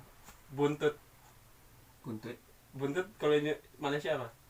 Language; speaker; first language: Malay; non-native, local second language; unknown